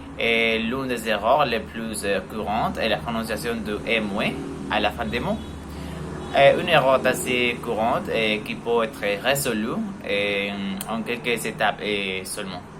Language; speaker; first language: French; non-native, learner; Spanish